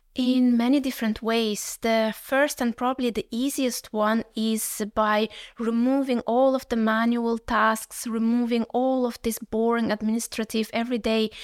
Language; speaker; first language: English; non-native, fluent; Uzbek